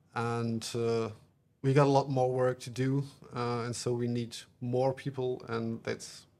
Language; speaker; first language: English; non-native, fluent; German